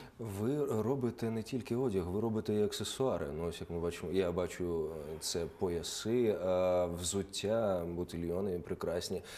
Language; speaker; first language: Ukrainian; native; Ukrainian